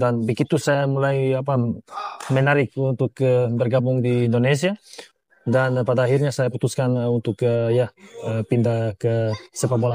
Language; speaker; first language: Indonesian; non-native, fluent; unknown